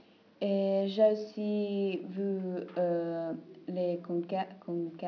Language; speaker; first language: French; non-native, learner; Italian